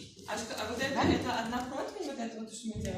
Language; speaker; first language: Russian; native; Russian